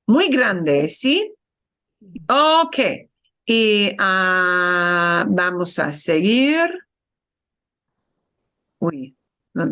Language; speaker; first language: Spanish; non-native, fluent; English